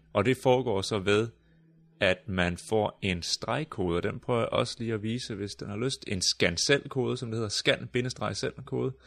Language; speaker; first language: Danish; native; Danish